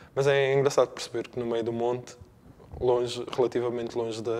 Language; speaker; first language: Portuguese; native; Portuguese